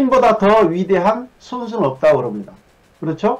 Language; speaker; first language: Korean; native; Korean